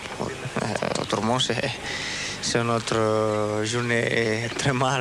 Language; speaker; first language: French; non-native, learner; Italian